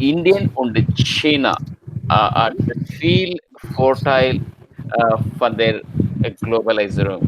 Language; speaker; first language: German; non-native, learner; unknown